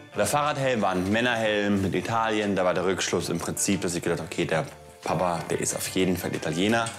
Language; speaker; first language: German; native; German